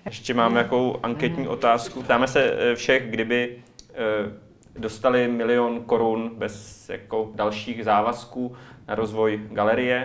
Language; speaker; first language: Czech; native; Czech